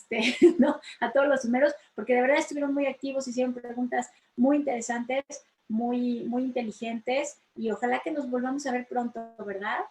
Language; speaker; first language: Spanish; native; Spanish